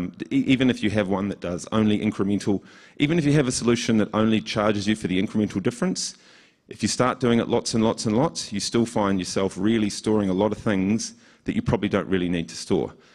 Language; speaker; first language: English; native; English